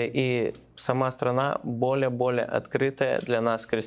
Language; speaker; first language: Russian; non-native, learner; Lithuanian